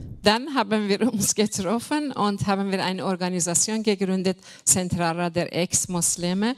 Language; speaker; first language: German; non-native, learner; Persian